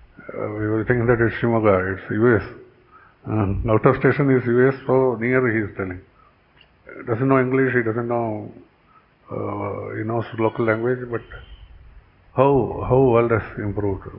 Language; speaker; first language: English; non-native, local second language; Kannada